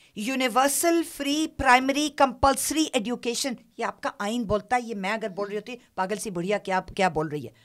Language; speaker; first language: Urdu; non-native, local second language; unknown